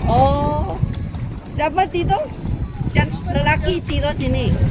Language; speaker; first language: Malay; non-native, local second language; Chinese